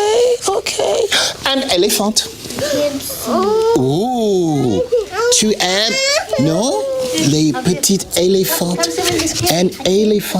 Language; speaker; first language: French; non-native, fluent; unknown